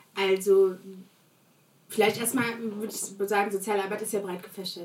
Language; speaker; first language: German; early bilingual, other home language; Portuguese